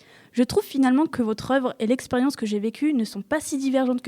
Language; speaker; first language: French; native; French